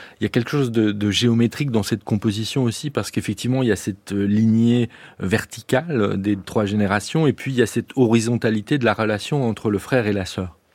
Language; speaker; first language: French; native; French